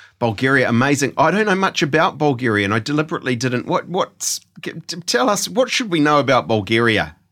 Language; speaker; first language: English; native; English